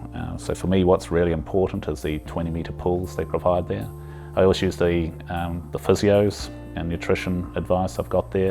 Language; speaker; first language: English; native; English